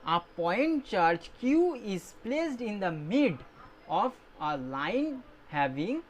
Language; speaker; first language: English; non-native, local second language; Bangla